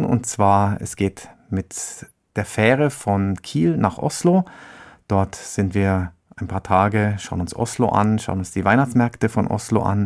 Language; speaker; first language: German; native; German